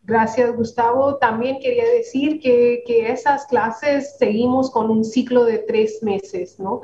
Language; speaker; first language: Spanish; non-native, fluent; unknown